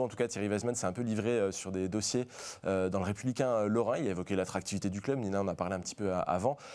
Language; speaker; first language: French; native; French